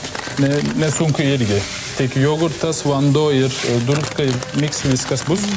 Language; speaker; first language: Lithuanian; non-native, learner; Turkish